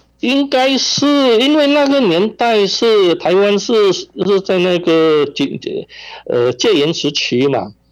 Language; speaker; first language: Chinese; non-native, local second language; Min Nan Chinese